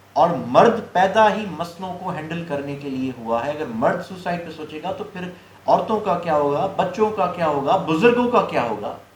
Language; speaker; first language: Urdu; non-native, local second language; Sindhi